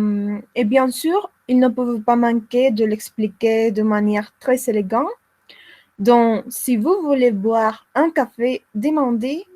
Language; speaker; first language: French; non-native, learner; Spanish